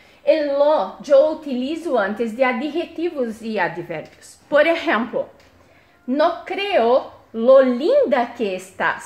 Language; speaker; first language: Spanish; non-native, fluent; Portuguese